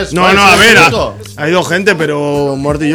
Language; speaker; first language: Spanish; native; Spanish